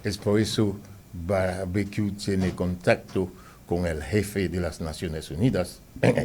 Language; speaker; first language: Spanish; non-native, fluent; Haitian Creole